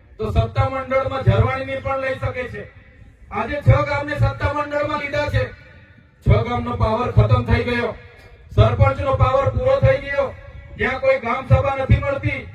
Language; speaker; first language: Gujarati; non-native, local second language; Vasavi